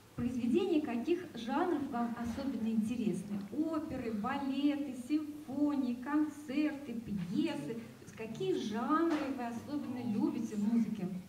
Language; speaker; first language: Russian; native; Russian